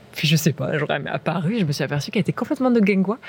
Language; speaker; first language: French; native; French